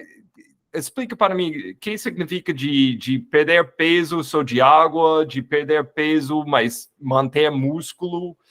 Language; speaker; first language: Portuguese; non-native, fluent; English